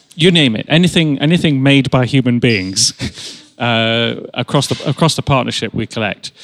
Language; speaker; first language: English; native; English